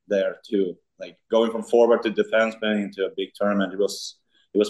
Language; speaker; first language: English; non-native, fluent; Swedish